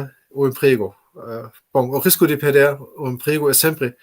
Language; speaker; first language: Portuguese; non-native, fluent; German